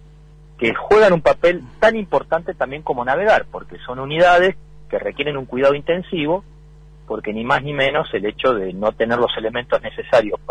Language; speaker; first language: Spanish; native; Spanish